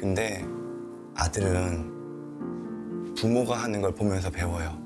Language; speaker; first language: Korean; native; Korean